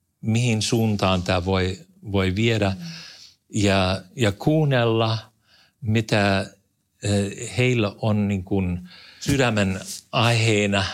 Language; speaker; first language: Finnish; non-native, fluent; English